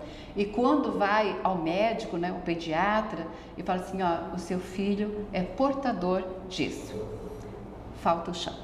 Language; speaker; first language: Portuguese; native; Portuguese